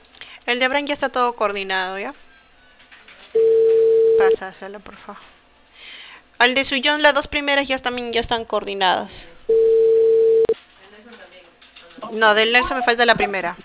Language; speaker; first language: Spanish; native; Spanish